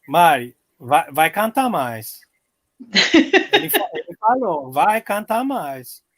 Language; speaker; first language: Portuguese; non-native, learner; English